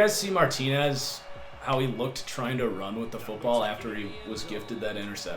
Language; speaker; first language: English; native; English